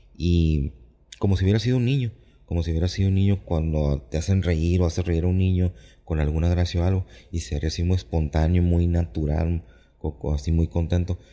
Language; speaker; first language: Spanish; native; Spanish